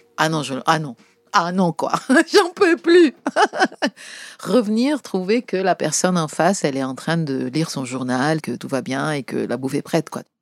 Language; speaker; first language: French; native; French